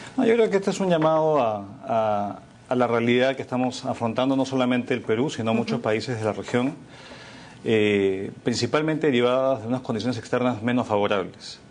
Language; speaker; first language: Spanish; native; Spanish